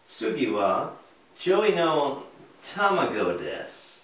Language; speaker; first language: Japanese; non-native, learner; English